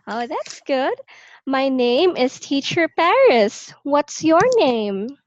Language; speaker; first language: English; non-native, local second language; Filipino